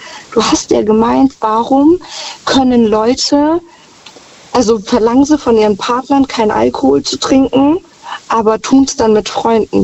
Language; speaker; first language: German; native; German